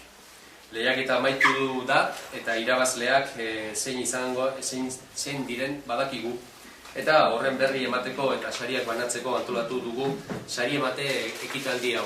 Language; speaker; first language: Basque; native; Basque